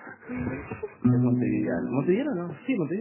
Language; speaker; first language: Spanish; native; Spanish